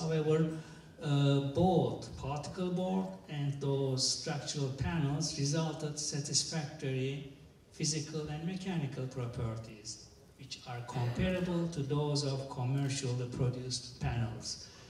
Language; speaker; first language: English; non-native, fluent; Turkish